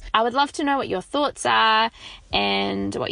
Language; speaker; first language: English; native; English